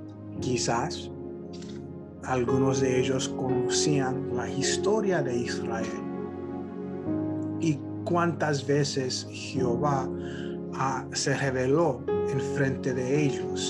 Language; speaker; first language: Spanish; early bilingual, heritage; Spanish